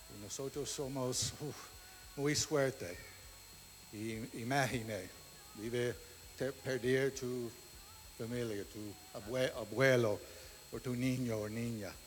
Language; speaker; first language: Spanish; non-native, learner; English